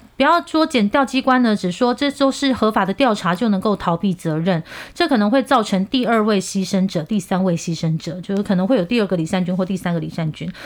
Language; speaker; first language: Chinese; non-native, fluent; Korean